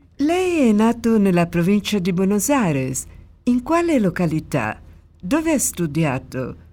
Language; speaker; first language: Italian; non-native, fluent; Spanish